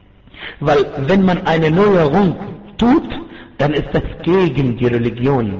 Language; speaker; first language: German; non-native, fluent; Arabic